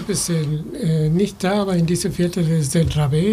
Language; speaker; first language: German; non-native, fluent; Spanish